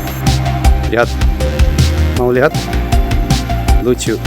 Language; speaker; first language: Indonesian; non-native, learner; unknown